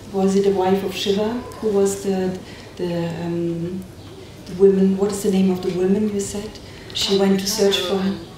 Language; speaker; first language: English; non-native, fluent; German